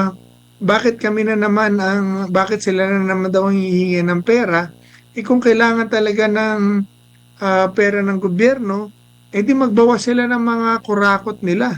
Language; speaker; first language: Filipino; native; Filipino